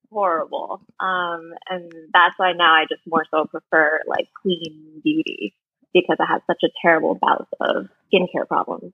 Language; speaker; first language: English; native; English